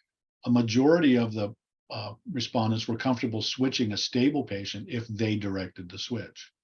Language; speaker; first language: English; native; English